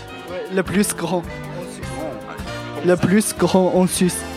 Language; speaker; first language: French; non-native, learner; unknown